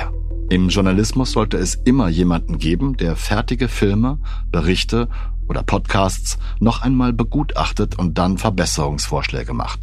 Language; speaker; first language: German; native; German